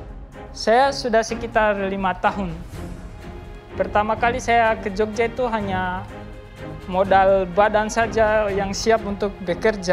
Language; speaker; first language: Indonesian; non-native, local second language; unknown